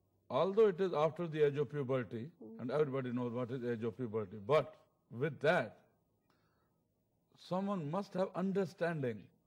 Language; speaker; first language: English; non-native, local second language; Urdu